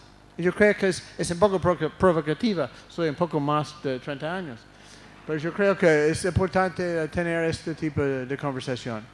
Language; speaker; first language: Spanish; non-native, fluent; English